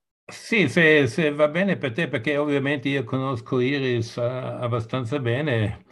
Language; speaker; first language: Italian; non-native, fluent; German